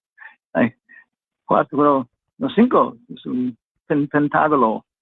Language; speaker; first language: Spanish; non-native, fluent; English